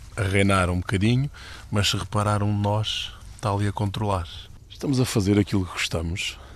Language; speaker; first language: Portuguese; native; Portuguese